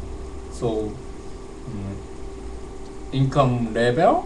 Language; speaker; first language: English; non-native, learner; Japanese